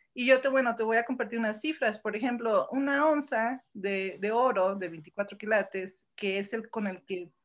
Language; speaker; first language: Spanish; early bilingual, heritage; Spanish